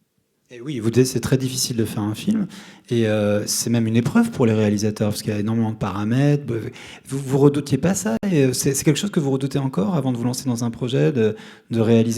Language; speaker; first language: French; native; French